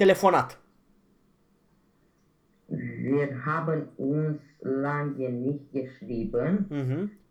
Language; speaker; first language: German; non-native, learner; Romanian